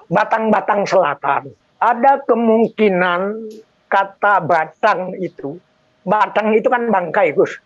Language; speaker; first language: Indonesian; non-native, local second language; Madurese